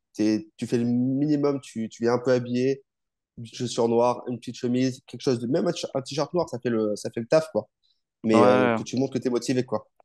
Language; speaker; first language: French; native; French